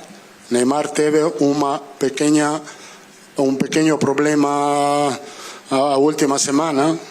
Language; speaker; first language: Spanish; non-native, fluent; Italian